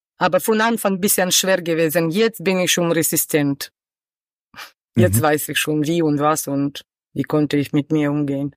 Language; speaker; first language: German; non-native, learner; Ukrainian